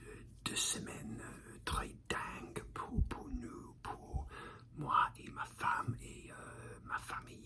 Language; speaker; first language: French; non-native, learner; English